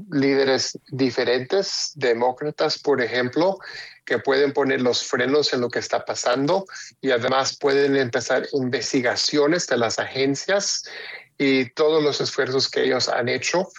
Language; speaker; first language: Spanish; early bilingual, heritage; Spanish